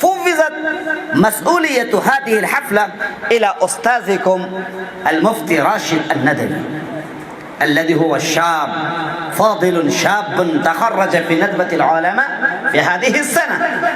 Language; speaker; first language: Arabic; non-native, fluent; Urdu